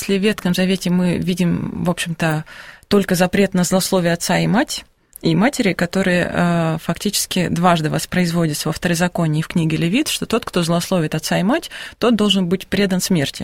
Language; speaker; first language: Russian; native; Russian